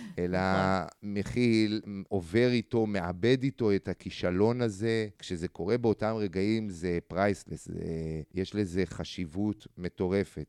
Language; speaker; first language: Hebrew; native; Hebrew